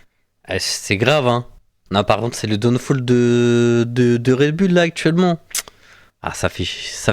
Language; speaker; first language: French; native; French